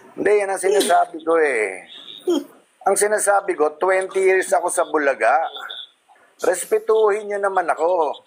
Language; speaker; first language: Filipino; native; Filipino